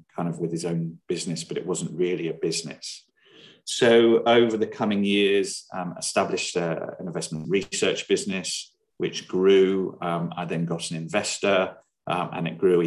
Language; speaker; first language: English; native; English